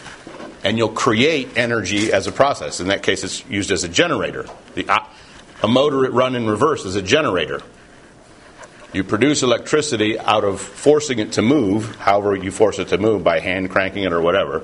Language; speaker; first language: English; native; English